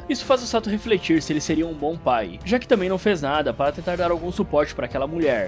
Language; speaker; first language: Portuguese; native; Portuguese